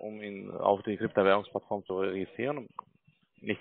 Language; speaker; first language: German; non-native, learner; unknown